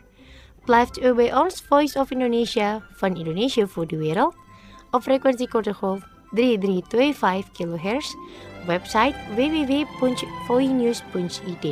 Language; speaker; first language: Dutch; non-native, fluent; Indonesian